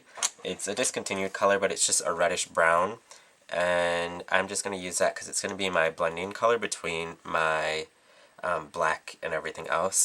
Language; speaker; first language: English; native; English